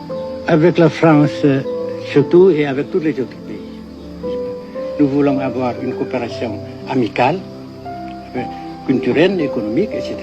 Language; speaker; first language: French; non-native, fluent; Vietnamese